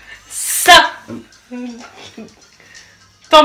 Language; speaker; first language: French; native; French